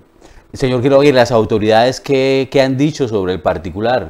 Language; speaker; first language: Spanish; native; Spanish